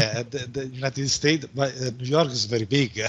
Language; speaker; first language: English; non-native, learner; Italian